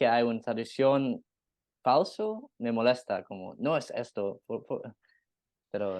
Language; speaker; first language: Spanish; non-native, learner; English